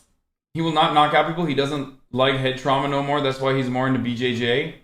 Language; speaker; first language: English; native; English